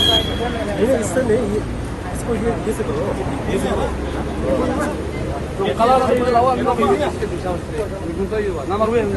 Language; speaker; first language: Hindi; non-native, local second language; Khasi